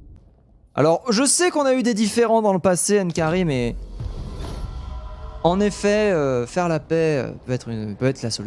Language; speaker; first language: French; native; French